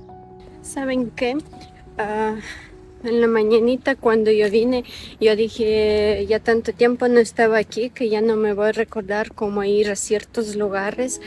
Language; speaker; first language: Spanish; non-native, fluent; Ukrainian